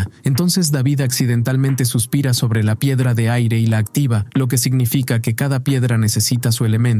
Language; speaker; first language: Spanish; native; Spanish